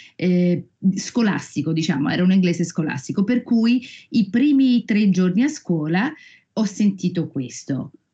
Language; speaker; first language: Italian; native; Italian